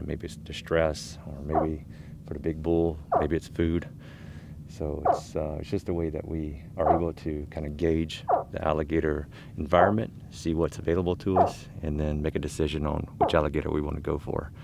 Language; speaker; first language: English; native; English